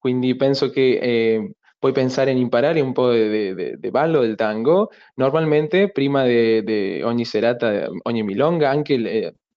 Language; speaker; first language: Italian; non-native, learner; Spanish